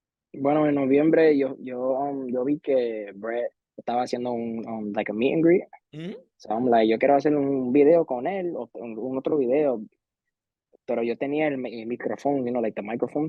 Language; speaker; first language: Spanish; early bilingual, heritage; Spanish